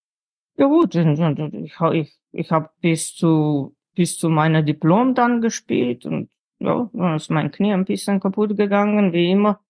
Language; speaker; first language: German; non-native, fluent; Slovenian